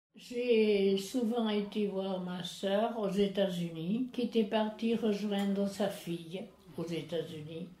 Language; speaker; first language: French; native; French